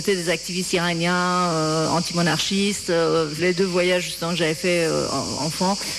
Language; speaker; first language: French; non-native, fluent; Persian